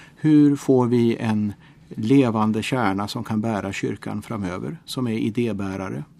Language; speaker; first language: Swedish; native; Swedish